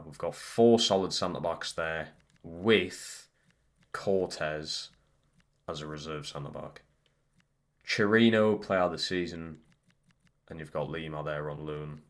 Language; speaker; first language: English; native; English